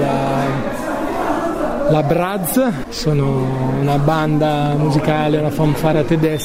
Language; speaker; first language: Italian; native; Italian